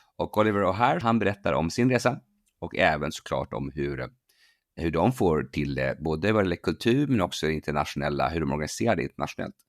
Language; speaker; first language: Swedish; native; Swedish